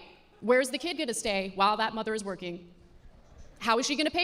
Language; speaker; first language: English; native; English